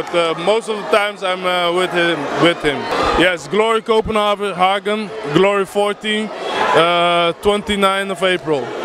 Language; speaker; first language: English; non-native, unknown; Dutch